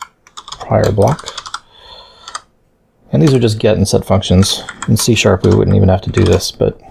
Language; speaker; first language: English; native; English